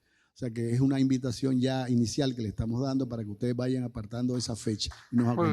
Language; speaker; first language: Spanish; native; Spanish